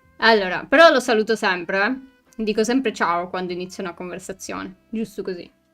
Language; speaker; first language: Italian; native; Italian